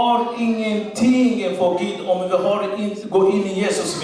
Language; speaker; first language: Swedish; non-native, learner; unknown